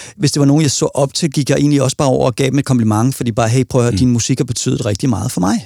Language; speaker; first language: Danish; native; Danish